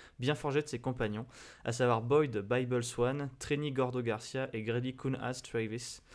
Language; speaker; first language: French; native; French